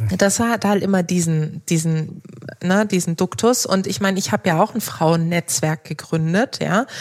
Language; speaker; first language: German; early bilingual, other home language; Turkish